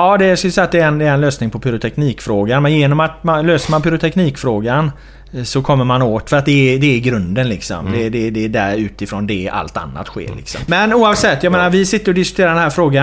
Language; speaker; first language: Swedish; native; Swedish